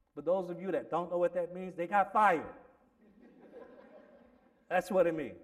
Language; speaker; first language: English; native; English